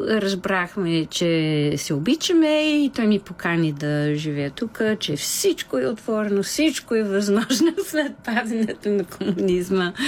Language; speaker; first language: Bulgarian; non-native, fluent; English